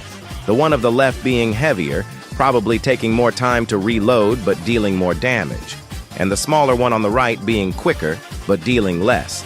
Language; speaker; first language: English; native; English